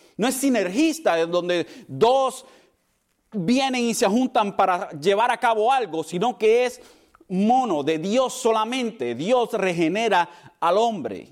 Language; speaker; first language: Spanish; early bilingual, heritage; Spanish